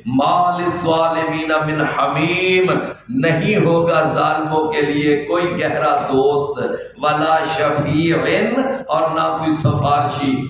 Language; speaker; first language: Urdu; non-native, local second language; Punjabi